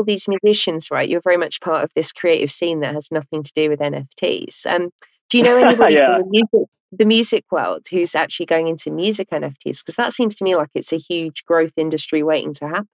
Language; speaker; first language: English; native; English